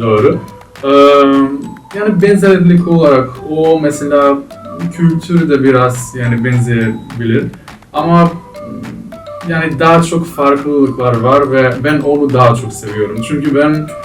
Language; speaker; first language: Turkish; non-native, fluent; Macedonian